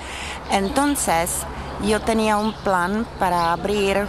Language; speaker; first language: Spanish; non-native, fluent; Czech